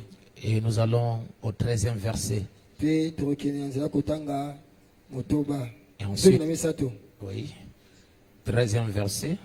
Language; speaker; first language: French; non-native, local second language; Lingala